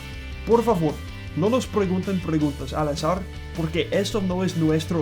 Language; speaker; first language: Spanish; non-native, learner; English